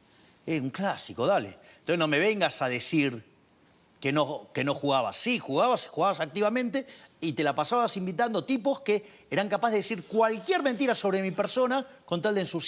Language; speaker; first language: Spanish; native; Spanish